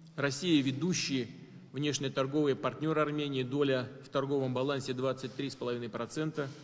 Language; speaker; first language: Russian; native; Russian